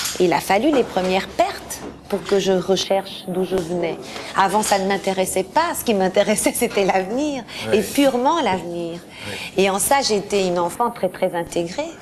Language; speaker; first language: French; early bilingual, other home language; Portuguese